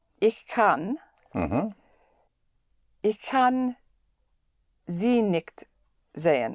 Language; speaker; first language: German; non-native, learner; English